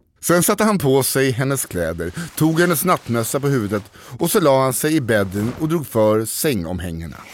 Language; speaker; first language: Swedish; native; Swedish